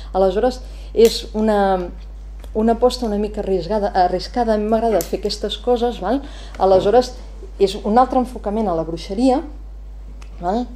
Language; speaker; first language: Catalan; native; Catalan